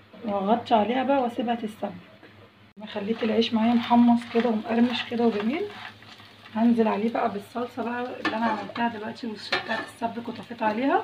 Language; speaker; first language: Arabic; native; Arabic